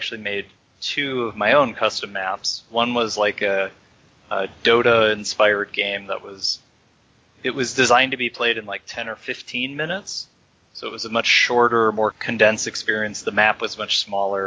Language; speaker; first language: English; native; English